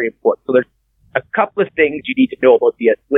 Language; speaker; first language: English; native; English